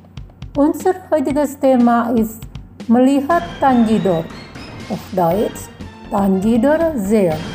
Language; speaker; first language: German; non-native, fluent; Indonesian